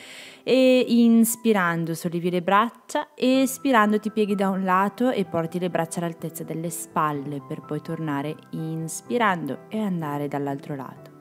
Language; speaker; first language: Italian; native; Italian